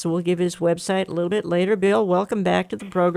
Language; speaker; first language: English; native; English